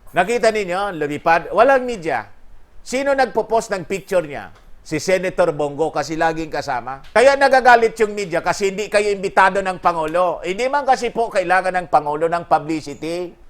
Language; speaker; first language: Filipino; non-native, local second language; Bikol